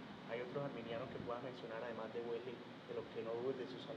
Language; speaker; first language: Spanish; native; Spanish